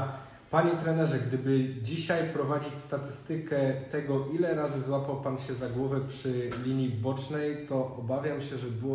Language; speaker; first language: Polish; native; Polish